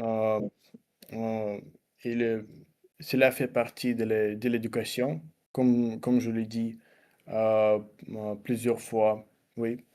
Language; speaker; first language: French; non-native, learner; Russian